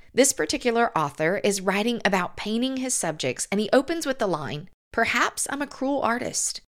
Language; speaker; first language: English; native; English